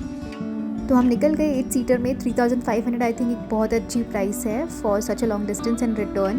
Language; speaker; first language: Hindi; native; Hindi